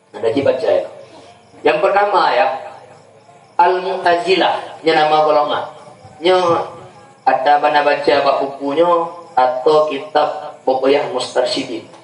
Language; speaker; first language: Malay; non-native, local second language; Achinese